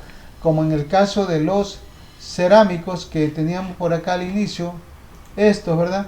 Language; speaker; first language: Spanish; native; Spanish